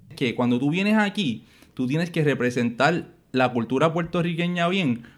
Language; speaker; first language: Spanish; native; Spanish